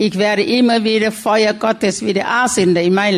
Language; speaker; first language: German; non-native, learner; Thai